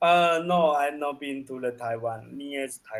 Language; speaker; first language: English; non-native, learner; Chinese